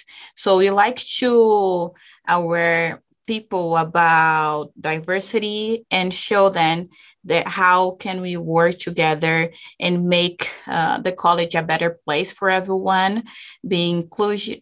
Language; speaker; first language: English; non-native, fluent; Portuguese